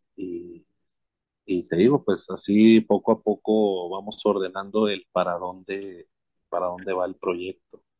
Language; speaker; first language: Spanish; native; Spanish